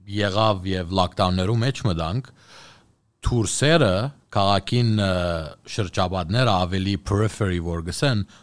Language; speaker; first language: Armenian; early bilingual, heritage; Armenian